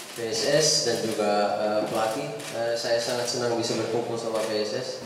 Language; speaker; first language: Indonesian; non-native, fluent; Dutch